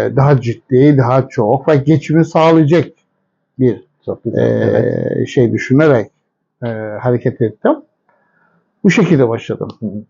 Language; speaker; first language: Turkish; non-native, fluent; Persian